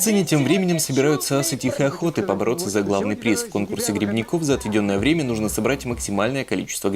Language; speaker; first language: Russian; native; Russian